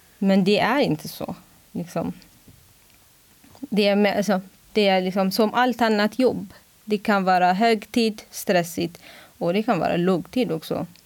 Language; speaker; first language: Swedish; non-native, fluent; Amharic